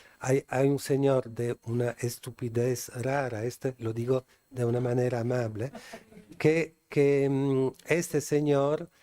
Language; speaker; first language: Spanish; non-native, fluent; Italian